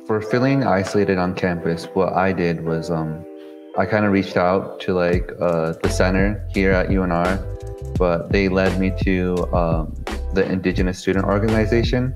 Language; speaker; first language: English; native; English